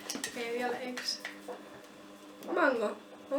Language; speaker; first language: Finnish; non-native, learner; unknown